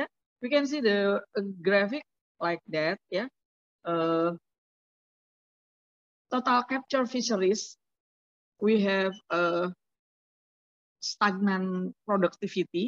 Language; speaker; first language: English; non-native, learner; Indonesian